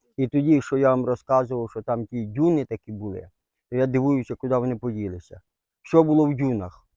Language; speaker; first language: Ukrainian; native; Ukrainian